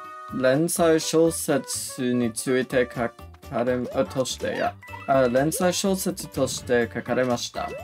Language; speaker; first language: Japanese; non-native, learner; English